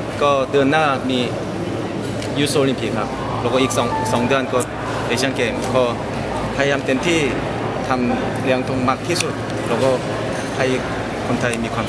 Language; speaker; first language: Thai; non-native, fluent; Korean